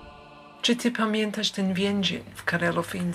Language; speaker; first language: Polish; early bilingual, heritage; English